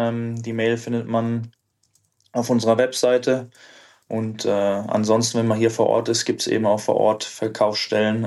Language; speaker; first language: German; native; German